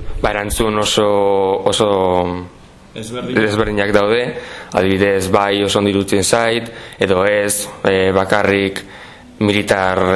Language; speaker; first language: Basque; non-native, local second language; Spanish